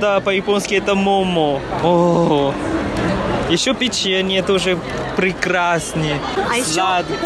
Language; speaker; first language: Russian; non-native, fluent; Chinese